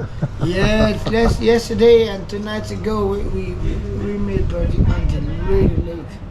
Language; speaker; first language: English; non-native, learner; Italian